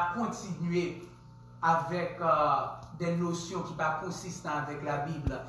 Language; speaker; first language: French; non-native, local second language; Haitian Creole